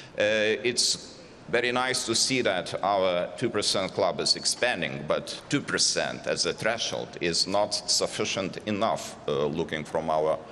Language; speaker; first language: English; non-native, fluent; Lithuanian